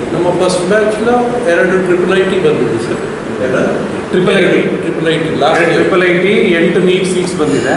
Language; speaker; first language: Kannada; non-native, local second language; Telugu